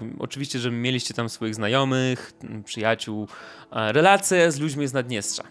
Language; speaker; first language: Polish; non-native, fluent; Russian